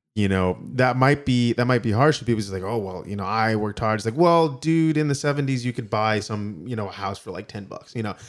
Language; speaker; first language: English; native; English